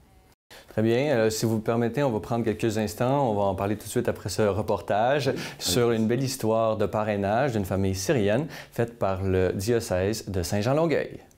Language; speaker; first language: French; native; French